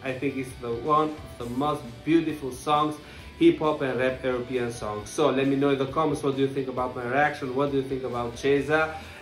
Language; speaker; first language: English; non-native, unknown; Italian